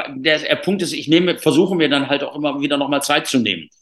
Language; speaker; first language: German; native; German